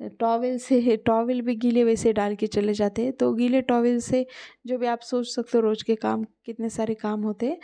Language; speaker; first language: Hindi; non-native, local second language; Marathi